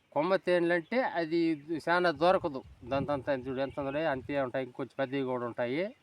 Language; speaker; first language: Telugu; native; Telugu